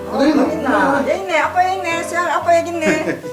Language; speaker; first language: Korean; native; Korean